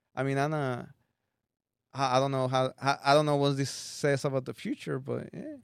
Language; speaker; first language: English; early bilingual, other home language; Spanish